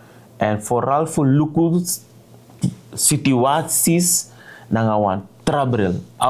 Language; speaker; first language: Dutch; non-native, local second language; Sranan Tongo